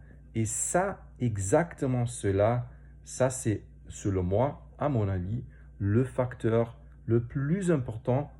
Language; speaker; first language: French; non-native, fluent; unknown